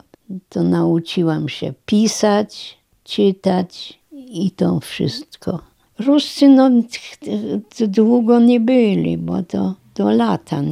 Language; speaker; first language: Polish; non-native, local second language; German